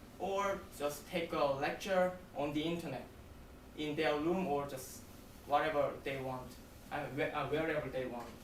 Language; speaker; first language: English; non-native, learner; Korean